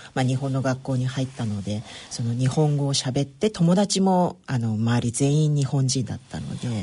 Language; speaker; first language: Japanese; early bilingual, other home language; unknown